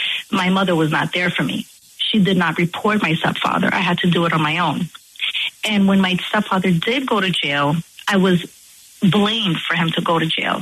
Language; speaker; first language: English; non-native, fluent; Portuguese